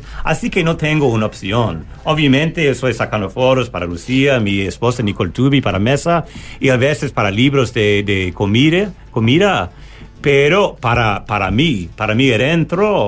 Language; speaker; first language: Spanish; non-native, learner; English